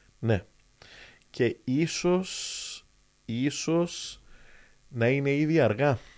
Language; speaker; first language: Greek; native; Greek